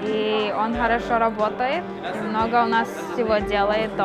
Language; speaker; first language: Russian; early bilingual, heritage; Russian